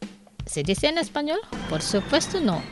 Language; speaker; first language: Spanish; non-native, learner; Indonesian